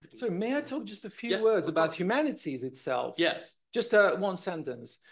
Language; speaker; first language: English; non-native, fluent; Hungarian